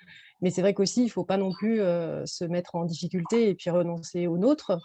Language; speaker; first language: French; native; French